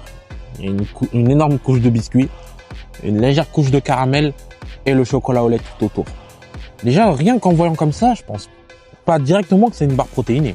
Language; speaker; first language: French; native; French